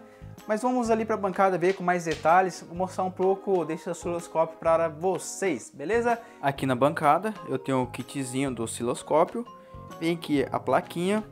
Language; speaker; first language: Portuguese; native; Portuguese